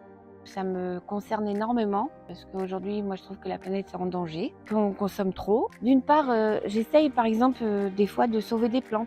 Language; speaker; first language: French; native; French